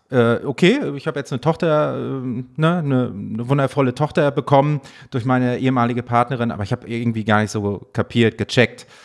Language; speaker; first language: German; native; German